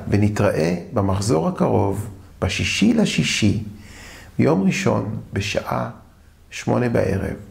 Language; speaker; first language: Hebrew; native; Hebrew